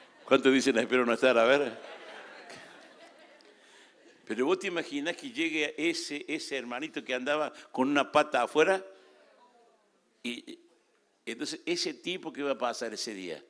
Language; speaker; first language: Spanish; native; Spanish